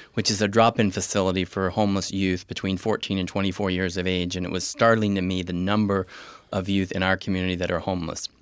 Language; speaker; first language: English; native; English